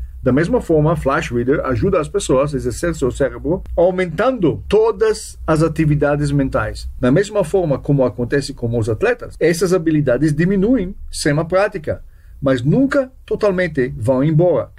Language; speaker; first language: Portuguese; non-native, fluent; Hebrew